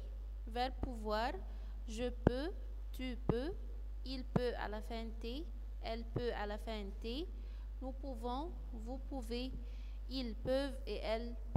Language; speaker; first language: French; non-native, fluent; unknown